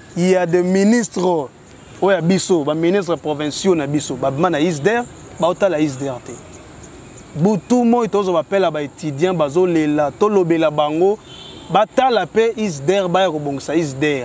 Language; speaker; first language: Lingala; native; Lingala